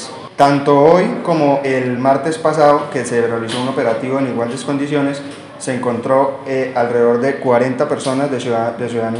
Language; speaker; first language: Spanish; native; Spanish